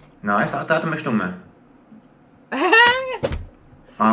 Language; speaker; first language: German; native; German